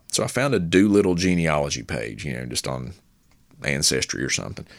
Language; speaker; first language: English; native; English